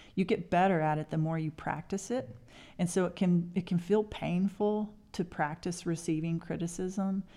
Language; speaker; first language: English; native; English